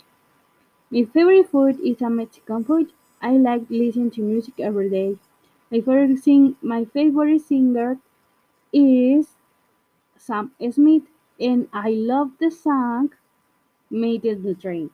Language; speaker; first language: English; non-native, learner; Spanish